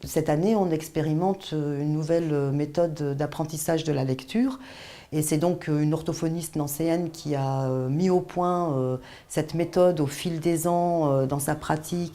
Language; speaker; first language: French; native; French